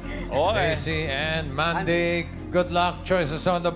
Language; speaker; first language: English; non-native, local second language; Filipino